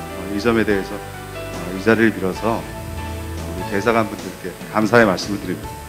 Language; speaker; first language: Korean; native; Korean